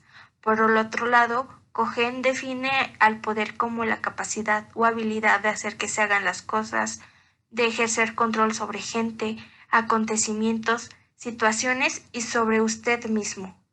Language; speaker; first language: Spanish; native; Spanish